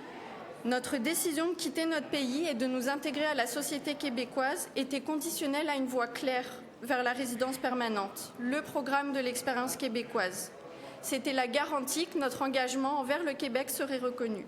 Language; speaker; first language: French; native; French